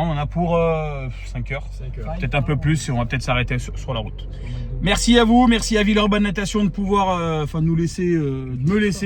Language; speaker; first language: French; native; French